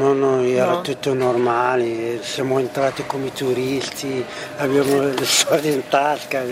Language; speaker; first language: Italian; non-native, fluent; Arabic